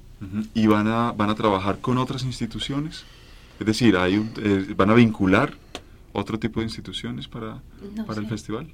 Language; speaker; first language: Spanish; native; Spanish